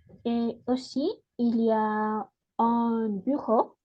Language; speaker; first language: French; non-native, learner; Spanish